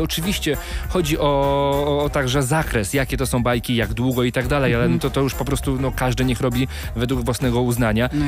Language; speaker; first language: Polish; native; Polish